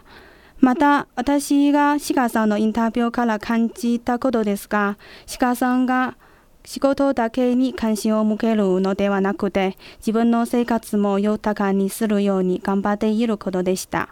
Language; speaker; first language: Japanese; non-native, fluent; Chinese